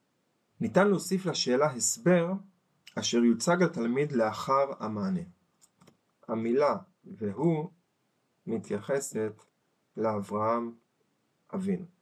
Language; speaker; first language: Hebrew; native; Hebrew